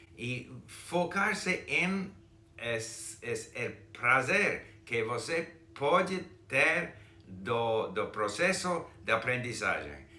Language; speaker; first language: Portuguese; non-native, fluent; English